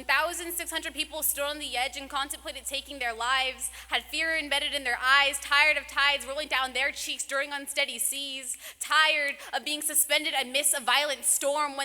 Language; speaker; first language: English; native; English